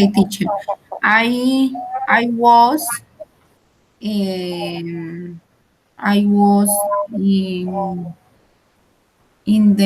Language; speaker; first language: English; non-native, learner; Spanish